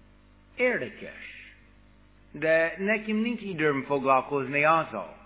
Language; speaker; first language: Hungarian; non-native, fluent; English